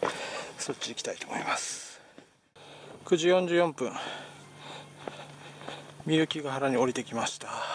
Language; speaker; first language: Japanese; native; Japanese